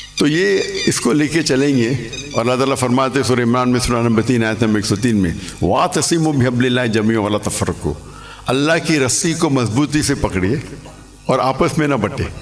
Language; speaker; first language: Urdu; non-native, local second language; English